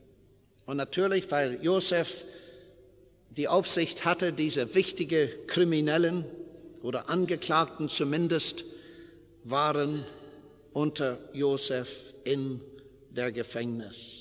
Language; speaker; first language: German; non-native, fluent; English